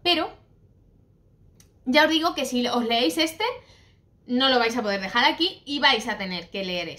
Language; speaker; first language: Spanish; native; Spanish